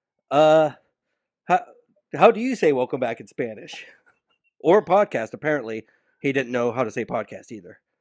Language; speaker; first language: English; native; English